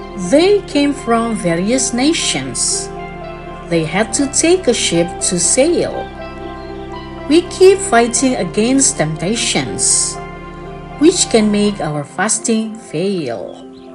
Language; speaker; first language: English; non-native, fluent; Indonesian